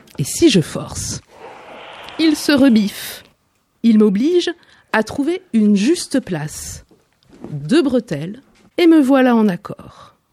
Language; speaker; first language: French; native; French